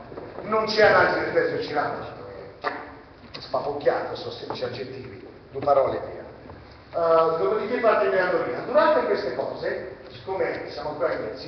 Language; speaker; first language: Italian; native; Italian